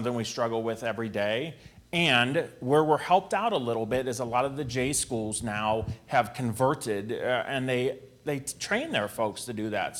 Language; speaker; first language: English; native; English